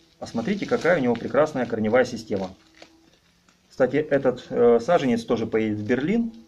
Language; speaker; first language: Russian; native; Russian